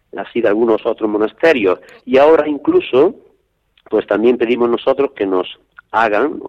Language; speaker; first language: Spanish; native; Spanish